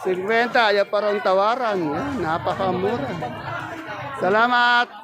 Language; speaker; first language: Filipino; native; Filipino